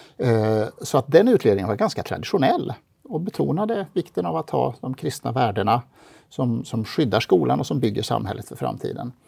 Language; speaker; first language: Swedish; native; Swedish